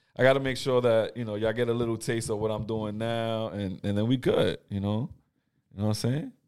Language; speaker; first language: English; native; English